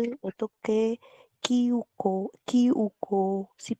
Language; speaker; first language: Korean; non-native, learner; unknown